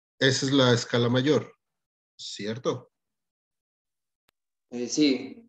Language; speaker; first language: Spanish; non-native, learner; Greek